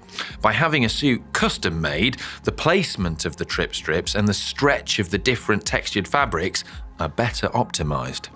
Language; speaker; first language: English; native; English